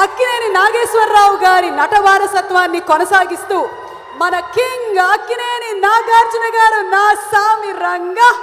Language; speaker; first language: Telugu; native; Telugu